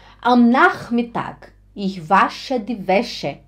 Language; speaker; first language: German; non-native, fluent; Portuguese